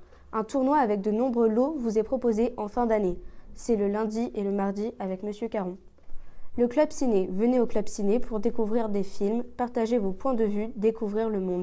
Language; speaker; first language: French; native; French